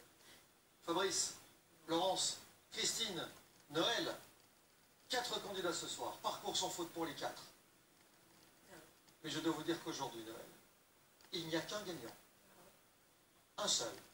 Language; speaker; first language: French; native; French